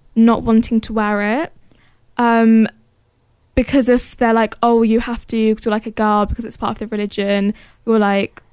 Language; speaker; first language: English; early bilingual, other home language; Arabic